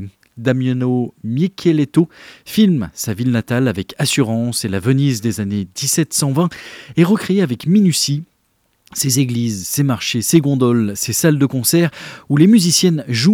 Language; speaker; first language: French; native; French